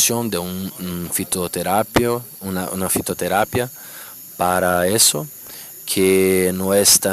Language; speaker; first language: Spanish; non-native, fluent; Portuguese